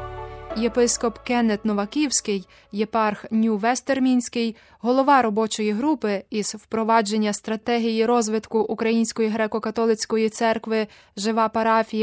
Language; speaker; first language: Ukrainian; native; Ukrainian